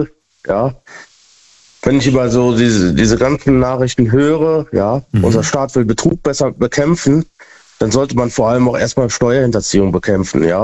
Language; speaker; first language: German; native; German